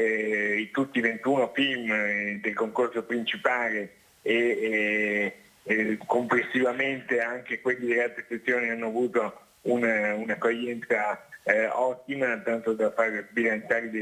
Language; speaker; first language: Italian; native; Italian